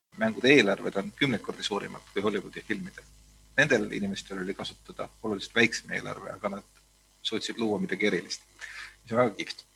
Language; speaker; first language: Estonian; native; Estonian